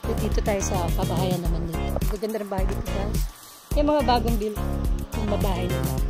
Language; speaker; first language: Filipino; native; Filipino